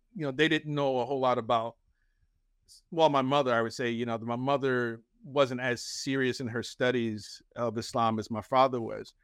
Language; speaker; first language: English; native; English